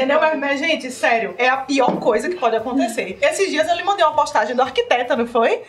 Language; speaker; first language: Portuguese; native; Portuguese